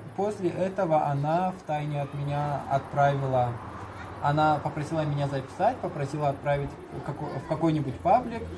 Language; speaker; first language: Russian; non-native, local second language; Karachay-Balkar